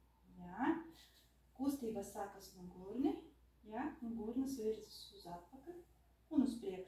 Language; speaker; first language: Latvian; non-native, learner; Russian